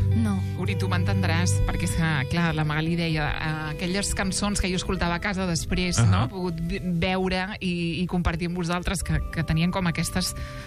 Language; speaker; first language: Catalan; native; Catalan